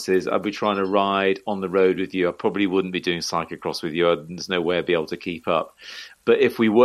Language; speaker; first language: English; native; English